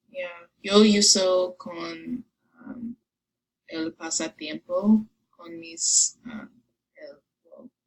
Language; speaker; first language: Spanish; non-native, learner; English